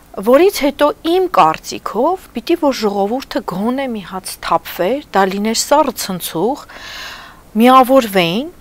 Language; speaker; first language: Armenian; native; Armenian